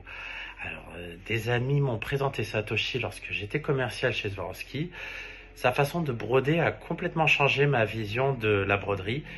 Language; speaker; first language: French; native; French